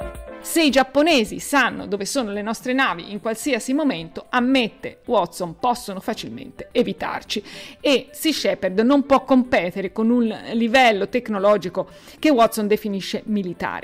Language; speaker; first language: Italian; native; Italian